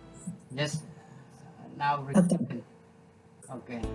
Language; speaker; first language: English; non-native, local second language; Vietnamese